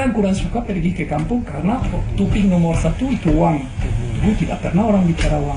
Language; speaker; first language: Indonesian; non-native, fluent; French